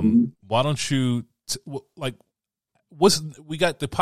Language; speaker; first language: English; native; English